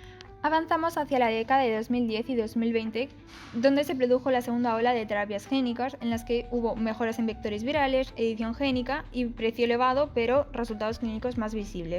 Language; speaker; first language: Spanish; native; Spanish